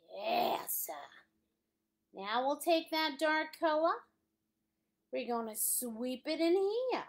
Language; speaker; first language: English; native; English